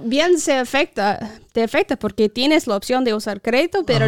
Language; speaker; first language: Spanish; non-native, fluent; English